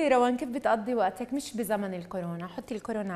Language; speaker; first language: Arabic; native; Arabic